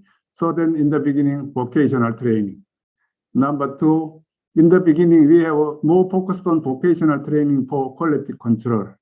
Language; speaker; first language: English; non-native, learner; Korean